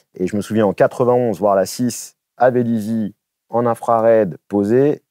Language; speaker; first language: French; native; French